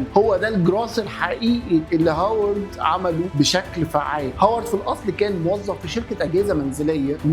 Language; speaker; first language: Arabic; native; Arabic